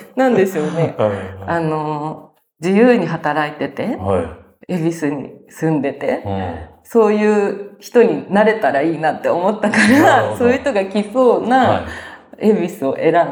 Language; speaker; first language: Japanese; native; Japanese